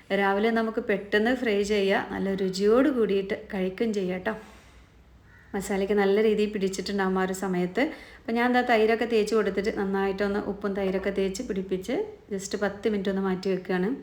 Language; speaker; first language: Malayalam; native; Malayalam